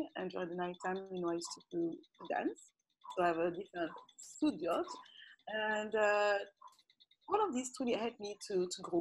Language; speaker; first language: English; non-native, fluent; French